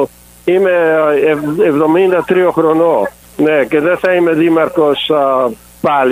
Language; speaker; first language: Greek; early bilingual, heritage; English